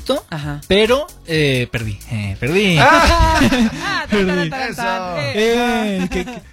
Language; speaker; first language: Spanish; native; Spanish